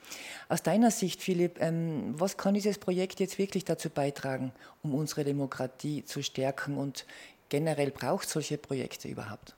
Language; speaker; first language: German; native; German